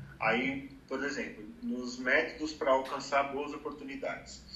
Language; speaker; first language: Portuguese; native; Portuguese